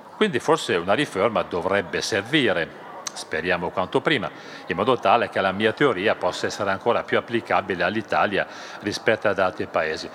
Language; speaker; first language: Italian; non-native, fluent; German